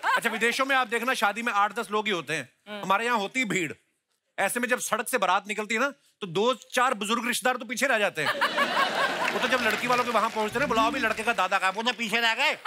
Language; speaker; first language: Hindi; native; Hindi